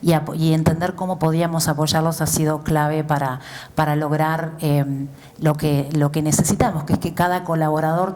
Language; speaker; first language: Spanish; native; Spanish